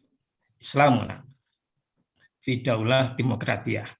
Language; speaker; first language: Arabic; non-native, fluent; Indonesian